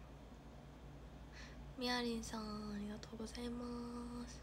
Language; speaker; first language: Japanese; native; Japanese